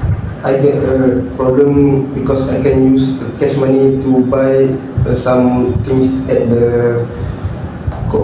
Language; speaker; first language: English; non-native, learner; Malay